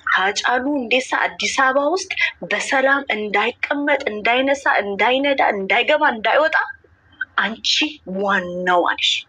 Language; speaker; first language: Amharic; non-native, local second language; Oromo